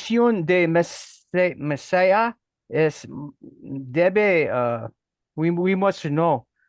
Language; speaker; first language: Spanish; non-native, learner; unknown